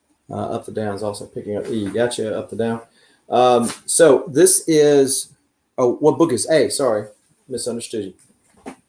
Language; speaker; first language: English; native; English